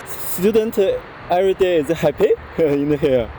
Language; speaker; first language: English; non-native, learner; Chinese